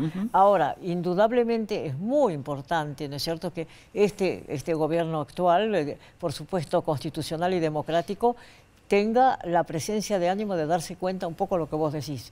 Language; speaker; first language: Spanish; native; Spanish